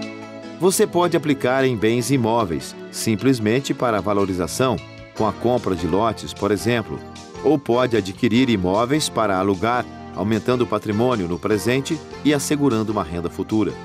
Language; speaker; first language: Portuguese; native; Portuguese